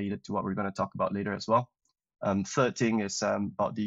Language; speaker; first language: English; non-native, local second language; Chinese